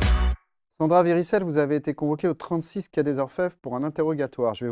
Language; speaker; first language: French; native; French